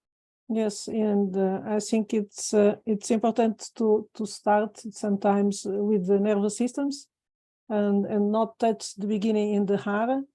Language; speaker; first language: English; non-native, fluent; Portuguese